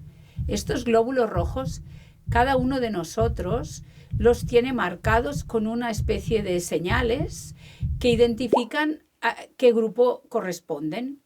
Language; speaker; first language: Spanish; native; Spanish